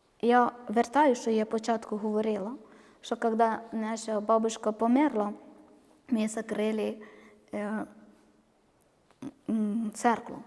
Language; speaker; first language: Ukrainian; non-native, learner; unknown